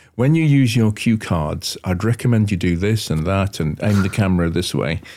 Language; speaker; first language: English; native; English